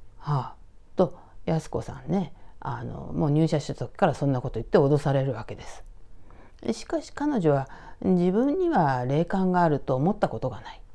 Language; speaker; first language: Japanese; native; Japanese